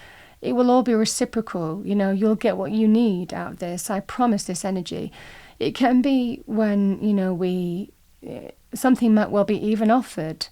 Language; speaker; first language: English; native; English